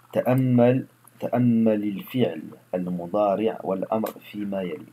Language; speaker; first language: Arabic; non-native, fluent; French